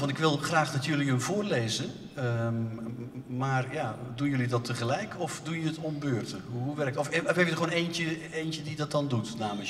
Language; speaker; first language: Dutch; native; Dutch